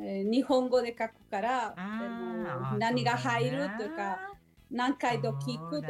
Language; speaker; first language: Japanese; non-native, learner; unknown